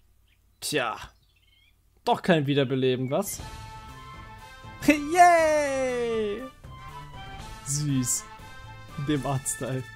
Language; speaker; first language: German; native; German